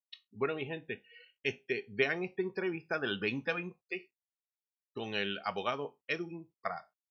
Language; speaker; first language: Spanish; native; Spanish